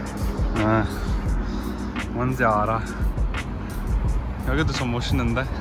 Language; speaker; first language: Korean; non-native, fluent; English